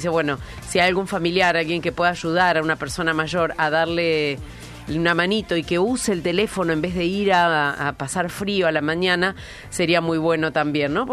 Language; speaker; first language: Spanish; native; Spanish